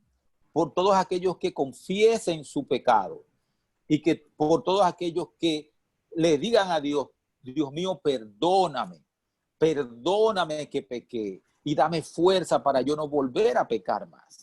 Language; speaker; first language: Spanish; native; Spanish